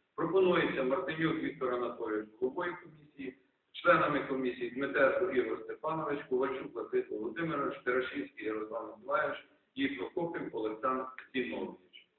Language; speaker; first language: Ukrainian; native; Ukrainian